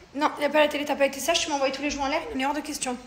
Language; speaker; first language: French; native; French